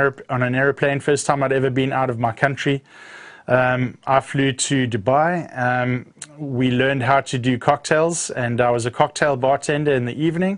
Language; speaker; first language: English; native; English